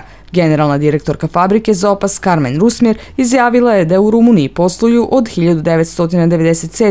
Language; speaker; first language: Serbian; native; Serbian